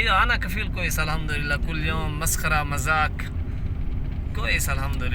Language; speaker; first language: Arabic; non-native, learner; Urdu